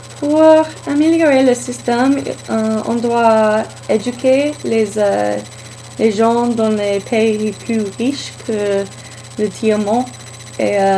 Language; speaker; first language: French; non-native, learner; English